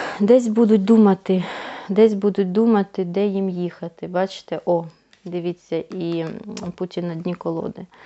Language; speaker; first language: Ukrainian; non-native, local second language; Russian